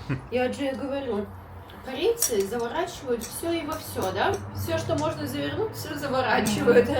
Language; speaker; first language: Russian; native; Russian